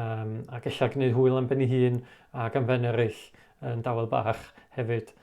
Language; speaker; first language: Welsh; native; Welsh